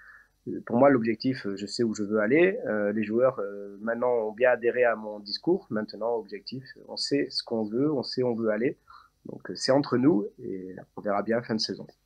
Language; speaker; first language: French; native; French